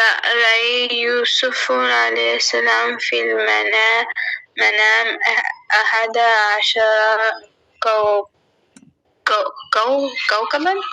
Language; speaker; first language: Arabic; non-native, learner; Urdu